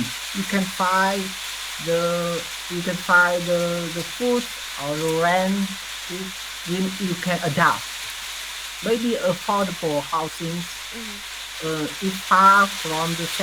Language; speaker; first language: English; non-native, learner; Vietnamese